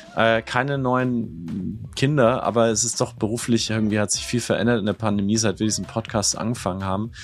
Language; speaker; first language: German; native; German